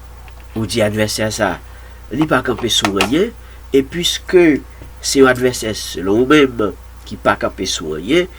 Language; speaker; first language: French; non-native, local second language; Haitian Creole